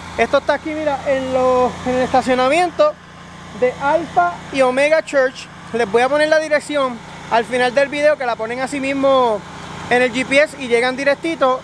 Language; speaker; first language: Spanish; native; Spanish